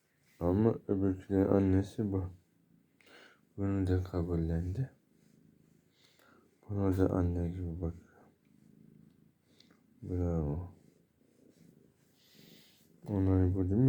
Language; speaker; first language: Turkish; native; Turkish